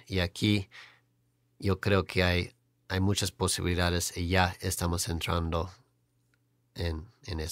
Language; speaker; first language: Spanish; non-native, fluent; English